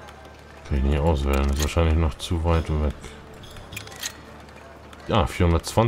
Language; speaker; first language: German; native; German